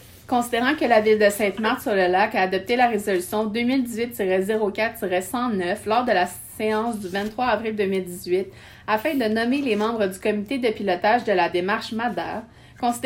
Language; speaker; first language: French; native; French